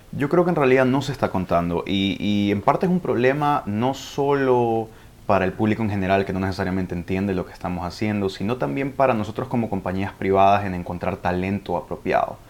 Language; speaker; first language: Spanish; early bilingual, heritage; Spanish